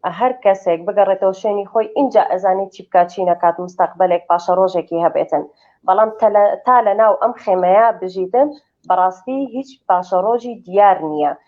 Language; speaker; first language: Central Kurdish; non-native, local second language; Kurdish